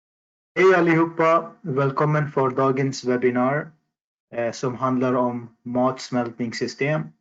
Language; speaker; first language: Swedish; non-native, fluent; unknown